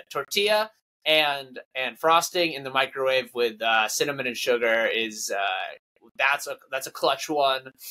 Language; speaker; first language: English; native; English